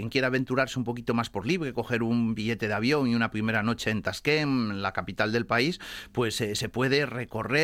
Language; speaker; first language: Spanish; native; Spanish